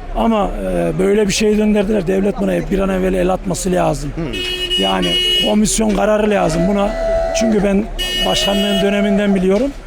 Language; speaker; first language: Turkish; native; Turkish